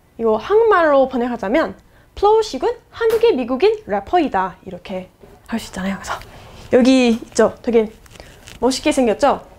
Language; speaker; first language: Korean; non-native, fluent; English